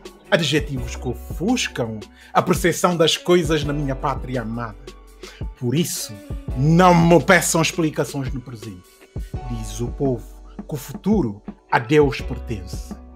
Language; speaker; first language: Portuguese; non-native, local second language; Upper Guinea Crioulo